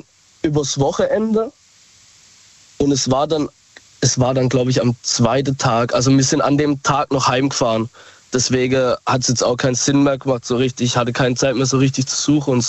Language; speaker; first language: German; native; German